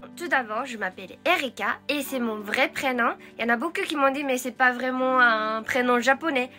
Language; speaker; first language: French; non-native, fluent; Japanese